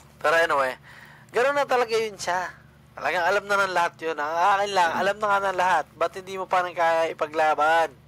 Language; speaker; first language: Filipino; non-native, local second language; Cebuano